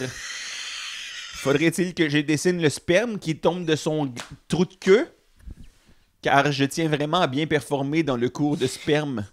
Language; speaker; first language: French; native; French